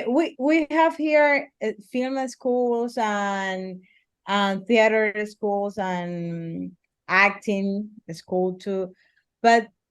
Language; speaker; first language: English; non-native, learner; Spanish